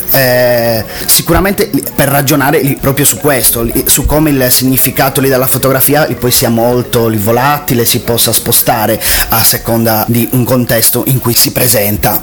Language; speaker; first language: Italian; native; Italian